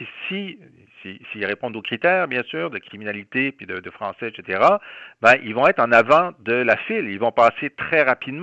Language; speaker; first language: French; native; French